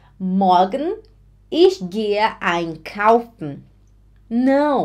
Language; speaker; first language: German; non-native, fluent; Portuguese